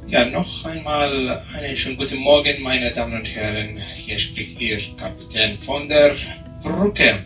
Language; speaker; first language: German; non-native, fluent; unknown